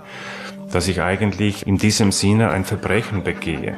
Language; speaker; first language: German; non-native, fluent; Polish